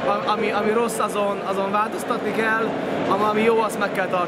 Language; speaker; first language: Hungarian; native; Hungarian